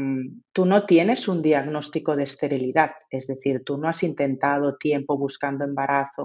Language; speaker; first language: Spanish; native; Spanish